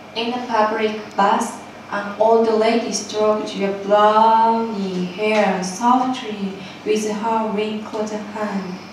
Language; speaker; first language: English; non-native, fluent; Japanese